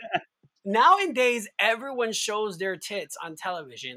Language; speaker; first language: English; non-native, fluent; Spanish